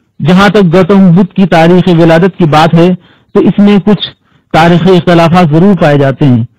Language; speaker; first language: Urdu; native; Urdu